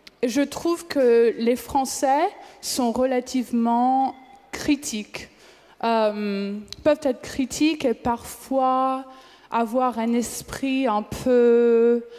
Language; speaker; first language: French; non-native, fluent; English